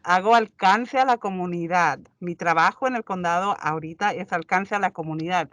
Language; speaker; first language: Spanish; early bilingual, heritage; Spanish